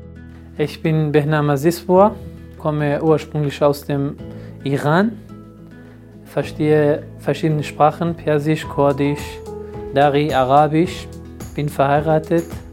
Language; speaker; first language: German; non-native, fluent; Persian